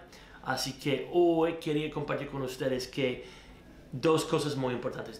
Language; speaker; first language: Spanish; non-native, learner; English